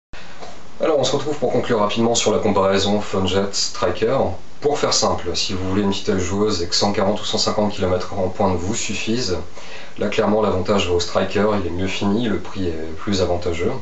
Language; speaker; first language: French; native; French